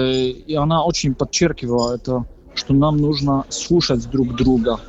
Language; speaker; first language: Russian; non-native, fluent; Polish